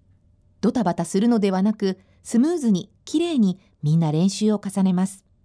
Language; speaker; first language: Japanese; native; Japanese